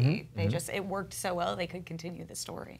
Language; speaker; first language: English; native; English